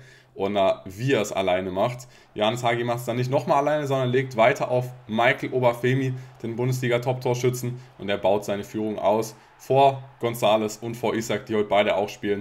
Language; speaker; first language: German; native; German